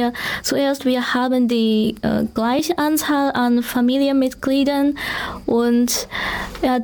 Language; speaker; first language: German; non-native, learner; Chinese